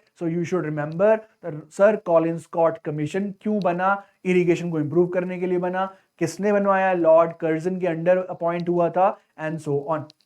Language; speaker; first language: Hindi; native; Hindi